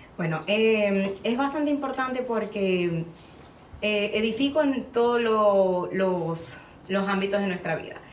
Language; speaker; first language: Spanish; native; Spanish